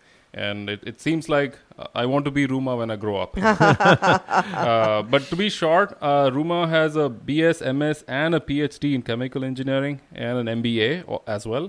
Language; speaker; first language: English; non-native, local second language; Kannada